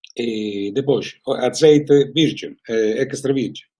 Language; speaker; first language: Portuguese; non-native, learner; Italian